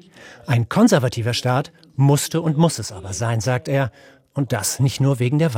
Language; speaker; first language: German; native; German